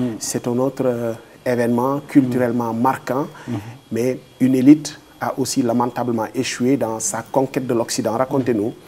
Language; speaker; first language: French; non-native, local second language; Wolof